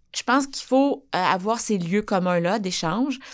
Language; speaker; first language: French; native; French